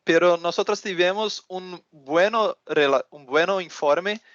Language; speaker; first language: Spanish; non-native, learner; Portuguese